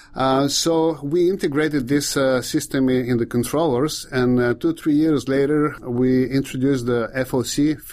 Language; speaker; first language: English; non-native, fluent; Bulgarian